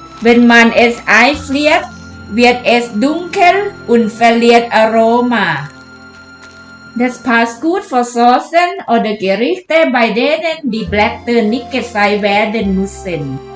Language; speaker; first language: German; non-native, fluent; Thai